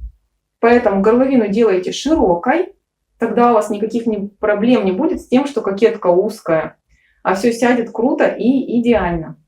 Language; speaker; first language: Russian; native; Russian